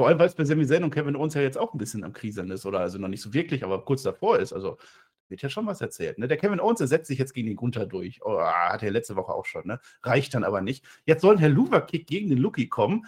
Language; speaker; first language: German; native; German